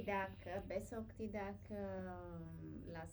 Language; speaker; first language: Indonesian; non-native, learner; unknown